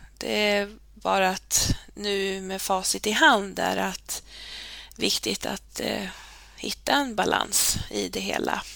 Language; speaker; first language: Swedish; early bilingual, other home language; Spanish